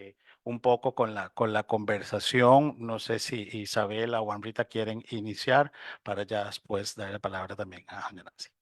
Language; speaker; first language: Spanish; native; Spanish